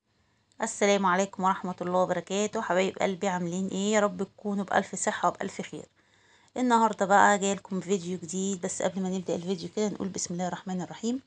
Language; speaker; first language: Arabic; native; Arabic